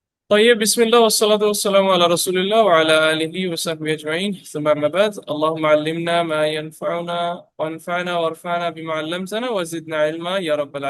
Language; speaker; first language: Arabic; non-native, fluent; Bangla